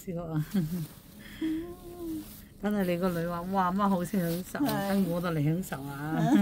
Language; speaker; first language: Cantonese; native; Cantonese